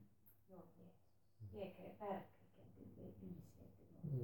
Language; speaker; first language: Swedish; non-native, local second language; Finnish